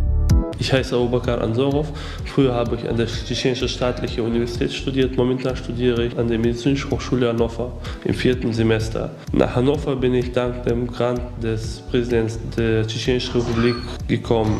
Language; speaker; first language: German; non-native, fluent; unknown